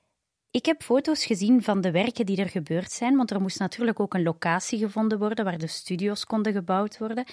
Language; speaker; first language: Dutch; native; Dutch